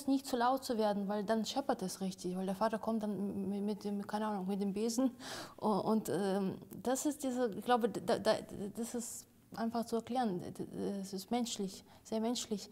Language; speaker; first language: German; non-native, fluent; Russian